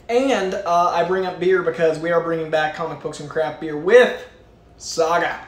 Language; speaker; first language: English; native; English